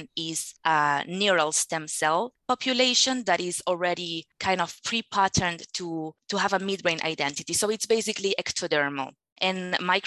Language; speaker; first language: English; non-native, fluent; Spanish